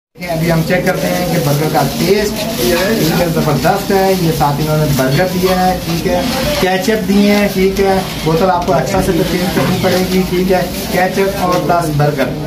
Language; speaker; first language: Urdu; non-native, local second language; Punjabi